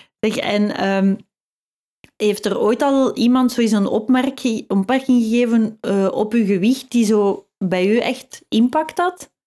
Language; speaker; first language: Dutch; native; Dutch